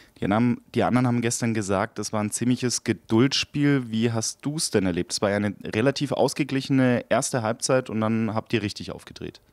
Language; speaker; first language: German; native; German